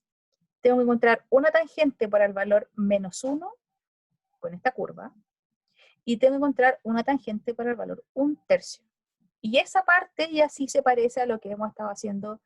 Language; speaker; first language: Spanish; native; Spanish